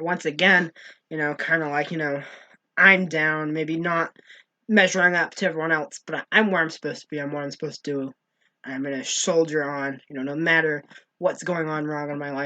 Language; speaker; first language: English; native; English